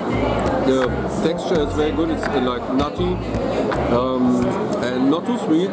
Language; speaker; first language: English; non-native, fluent; German